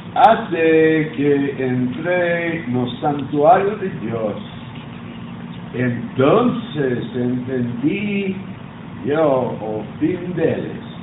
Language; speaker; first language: Spanish; non-native, learner; Portuguese